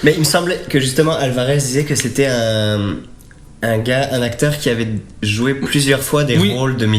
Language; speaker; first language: French; native; French